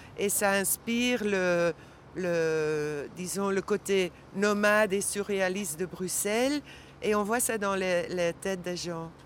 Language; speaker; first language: French; non-native, local second language; Dutch